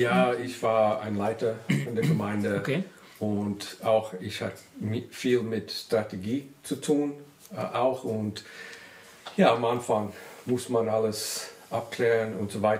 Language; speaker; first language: German; non-native, learner; English